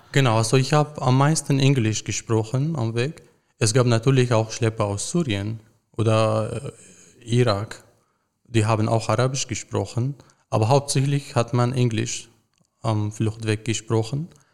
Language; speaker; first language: German; non-native, fluent; Arabic